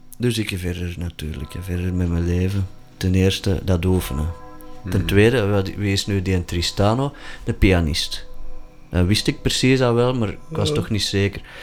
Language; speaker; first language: Dutch; native; Dutch